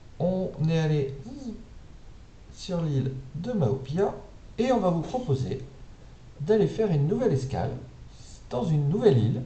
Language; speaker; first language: French; native; French